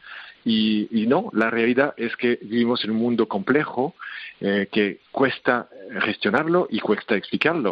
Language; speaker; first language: Spanish; non-native, fluent; French